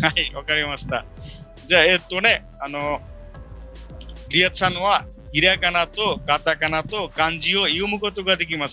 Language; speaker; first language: Japanese; non-native, fluent; Bangla